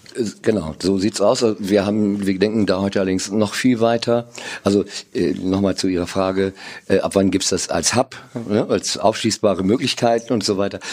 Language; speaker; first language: German; native; German